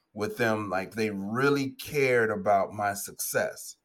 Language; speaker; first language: English; native; English